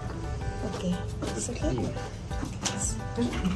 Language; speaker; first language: English; non-native, learner; Indonesian